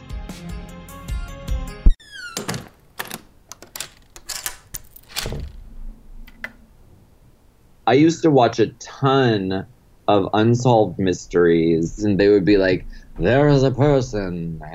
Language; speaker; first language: English; native; English